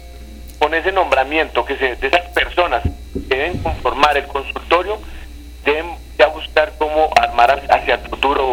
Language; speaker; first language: Spanish; native; Spanish